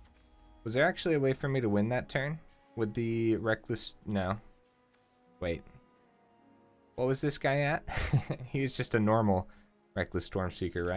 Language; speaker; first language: English; native; English